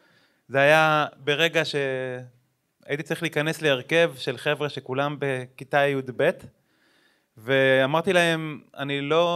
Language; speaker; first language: Hebrew; native; Hebrew